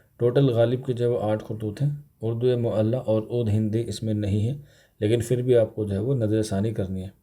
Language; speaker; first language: Urdu; native; Urdu